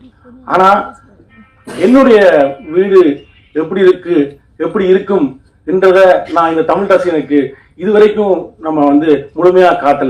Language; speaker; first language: Tamil; native; Tamil